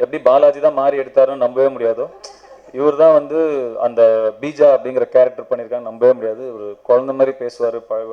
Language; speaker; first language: Tamil; native; Tamil